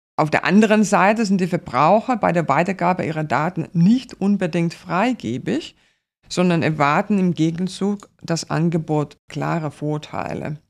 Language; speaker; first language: German; non-native, fluent; Finnish